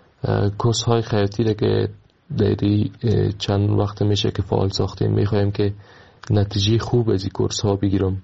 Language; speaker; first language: Persian; native; Persian